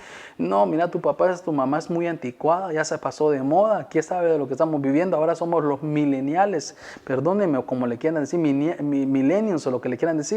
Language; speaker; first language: Spanish; native; Spanish